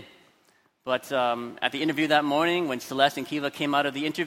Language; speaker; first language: English; native; English